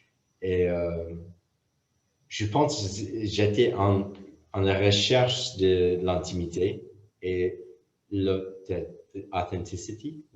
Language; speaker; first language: French; non-native, fluent; English